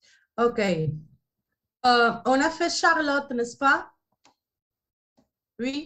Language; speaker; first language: French; non-native, fluent; Spanish